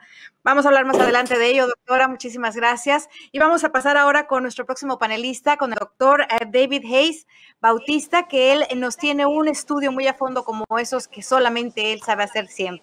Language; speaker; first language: Spanish; native; Spanish